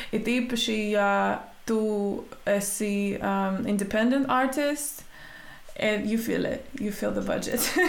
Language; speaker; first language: English; non-native, fluent; Latvian